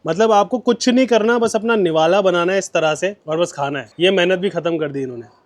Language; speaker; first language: Hindi; native; Hindi